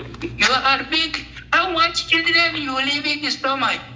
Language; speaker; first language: English; non-native, learner; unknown